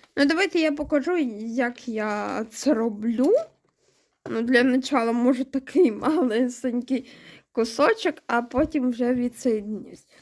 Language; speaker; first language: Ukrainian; non-native, local second language; Russian